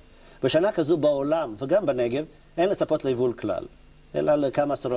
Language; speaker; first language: Hebrew; native; Hebrew